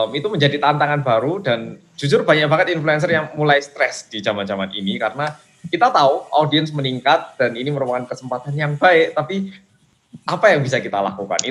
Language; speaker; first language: Indonesian; non-native, fluent; Korean